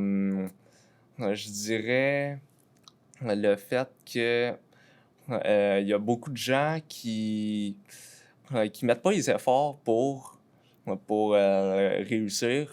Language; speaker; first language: French; native; French